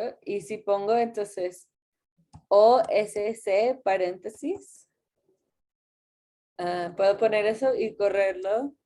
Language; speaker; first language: Spanish; non-native, fluent; English